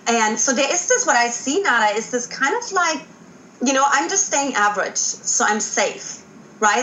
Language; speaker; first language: English; non-native, fluent; German